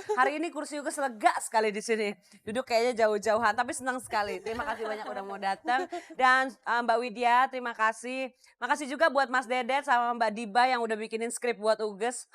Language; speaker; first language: Indonesian; native; Indonesian